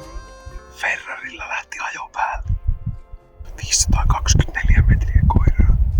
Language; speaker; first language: Finnish; native; Finnish